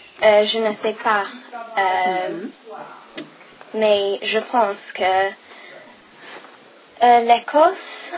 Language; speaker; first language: French; non-native, learner; English